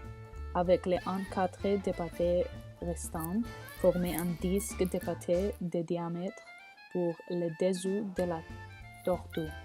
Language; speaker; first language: French; non-native, learner; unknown